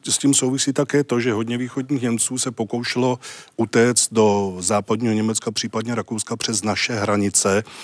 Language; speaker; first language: Czech; native; Czech